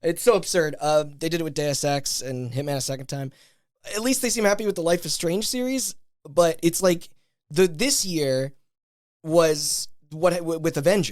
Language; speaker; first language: English; native; English